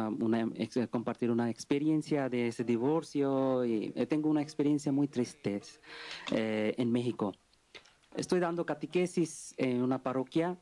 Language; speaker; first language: Spanish; non-native, learner; Bangla